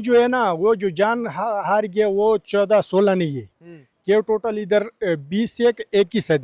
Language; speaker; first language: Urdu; non-native, local second language; Pashto